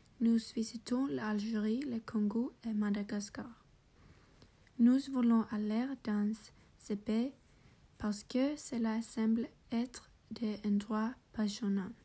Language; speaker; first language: French; non-native, learner; English